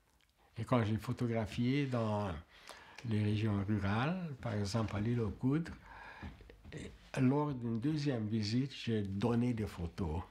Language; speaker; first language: French; non-native, fluent; Hungarian